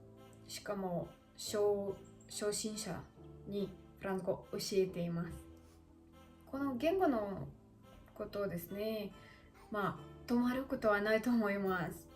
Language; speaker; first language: Japanese; non-native, learner; Russian